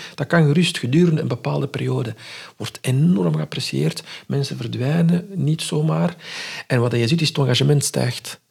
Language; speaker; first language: Dutch; non-native, fluent; Arabic